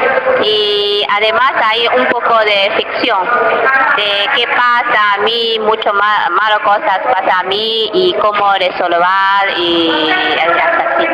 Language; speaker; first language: Spanish; non-native, learner; Chinese